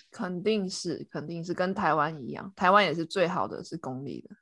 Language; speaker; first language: Chinese; native; Chinese